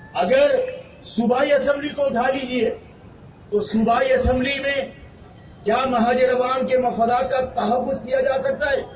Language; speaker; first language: Urdu; native; Urdu